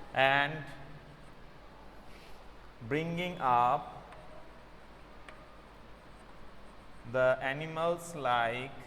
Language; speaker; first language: English; non-native, local second language; Bangla